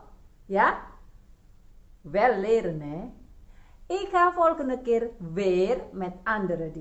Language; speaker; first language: Dutch; non-native, fluent; Indonesian